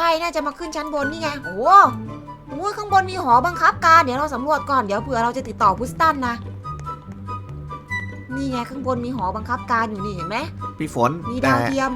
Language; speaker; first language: Thai; native; Thai